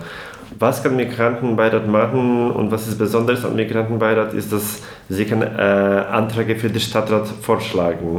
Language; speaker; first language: German; non-native, fluent; Polish